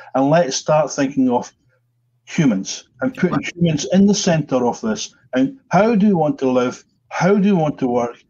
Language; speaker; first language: English; native; English